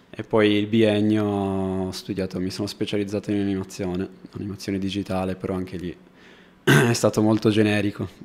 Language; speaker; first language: Italian; native; Italian